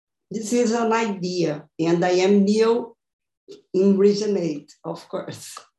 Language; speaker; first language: English; non-native, fluent; Portuguese